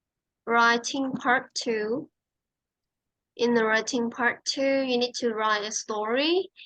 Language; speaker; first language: English; non-native, fluent; Vietnamese